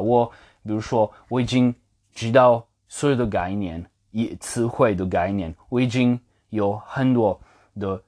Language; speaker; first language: Chinese; non-native, fluent; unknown